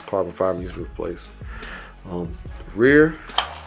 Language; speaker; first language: English; native; English